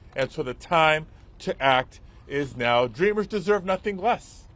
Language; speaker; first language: English; early bilingual, other home language; Spanish